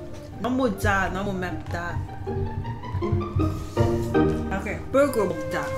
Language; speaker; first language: Korean; non-native, learner; Cantonese